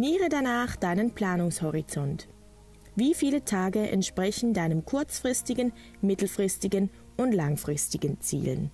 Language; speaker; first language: German; native; German